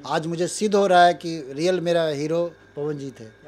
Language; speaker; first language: Hindi; native; Hindi